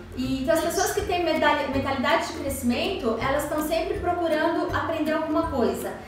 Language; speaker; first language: Portuguese; native; Portuguese